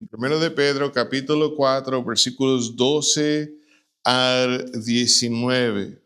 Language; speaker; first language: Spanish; non-native, fluent; English